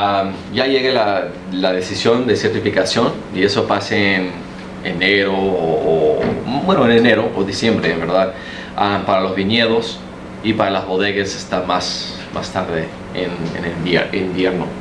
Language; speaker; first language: Spanish; early bilingual, heritage; Spanish